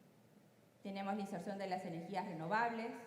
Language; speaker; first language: Spanish; native; Spanish